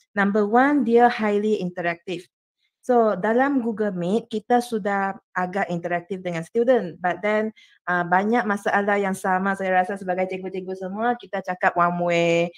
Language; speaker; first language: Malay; non-native, local second language; Chinese